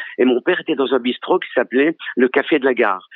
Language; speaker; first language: French; early bilingual, other home language; Italian